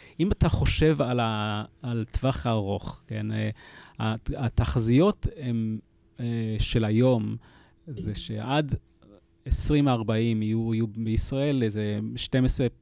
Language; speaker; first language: Hebrew; non-native, fluent; English